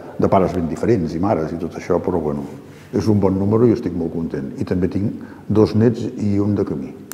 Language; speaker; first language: Catalan; native; Catalan